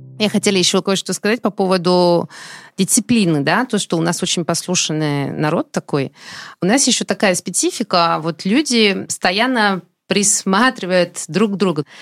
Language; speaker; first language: Russian; non-native, fluent; French